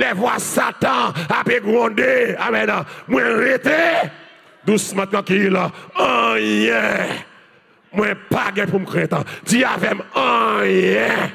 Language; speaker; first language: French; non-native, learner; Haitian Creole